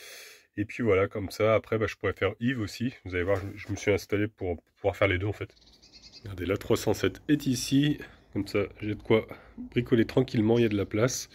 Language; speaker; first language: French; native; French